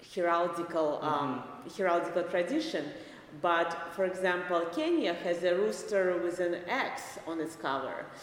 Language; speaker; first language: English; non-native, fluent; Belarusian